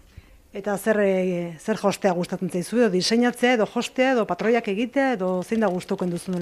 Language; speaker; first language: Basque; native; Basque